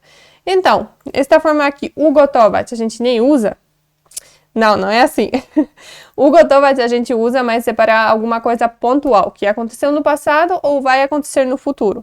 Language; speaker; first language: Portuguese; non-native, fluent; Polish